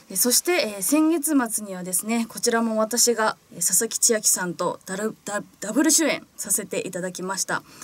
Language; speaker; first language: Japanese; native; Japanese